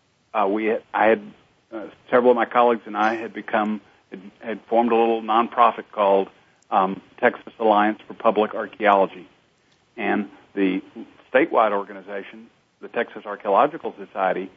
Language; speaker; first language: English; native; English